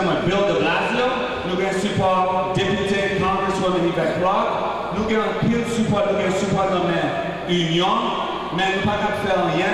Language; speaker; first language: French; non-native, local second language; Haitian Creole